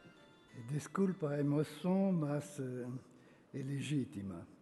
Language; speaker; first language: Portuguese; non-native, fluent; French